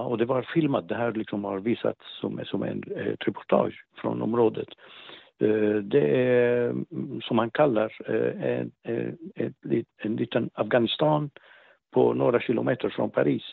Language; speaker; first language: Swedish; non-native, fluent; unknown